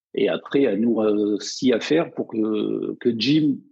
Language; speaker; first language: French; native; French